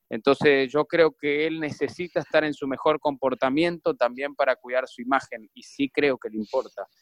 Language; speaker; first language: Spanish; native; Spanish